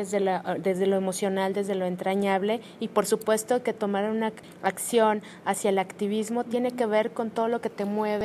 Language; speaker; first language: Spanish; native; Spanish